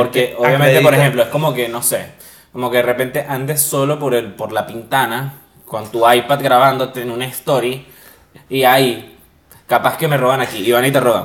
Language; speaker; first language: Spanish; native; Spanish